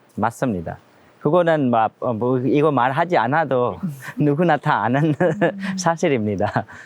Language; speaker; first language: Korean; non-native, fluent; Hindi